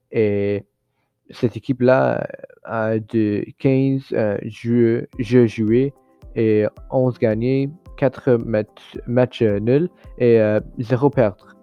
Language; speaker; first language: French; non-native, learner; English